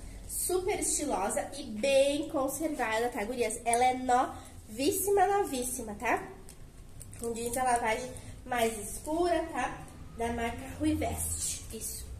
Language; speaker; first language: Portuguese; native; Portuguese